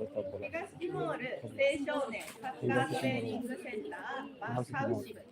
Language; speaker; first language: Japanese; native; Japanese